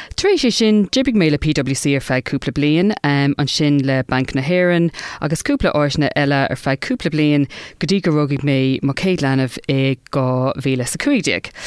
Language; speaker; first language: Irish; non-native, local second language; English